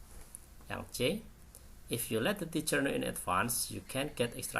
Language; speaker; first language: English; non-native, learner; Indonesian